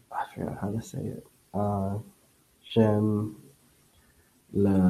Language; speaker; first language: French; non-native, learner; English